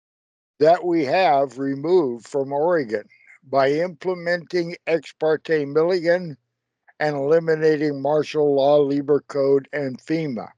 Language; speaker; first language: English; native; English